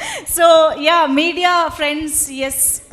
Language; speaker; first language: Telugu; native; Telugu